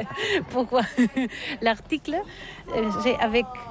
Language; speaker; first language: French; non-native, learner; Catalan